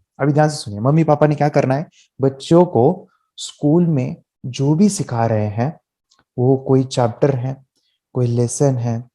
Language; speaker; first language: Hindi; native; Hindi